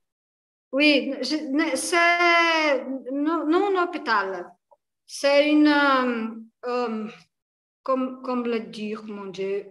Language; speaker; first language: French; non-native, learner; Portuguese